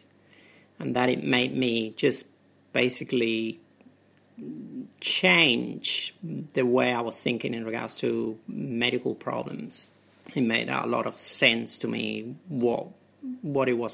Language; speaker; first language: English; non-native, fluent; Spanish